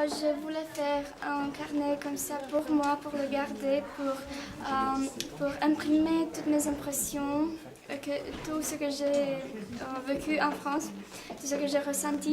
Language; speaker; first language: French; non-native, fluent; Romanian